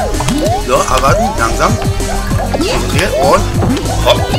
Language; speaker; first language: German; native; German